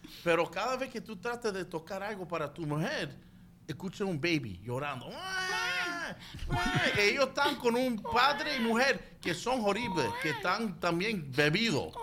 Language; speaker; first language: Spanish; early bilingual, heritage; Spanish